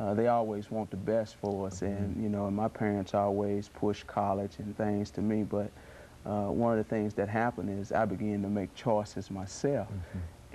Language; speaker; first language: English; native; English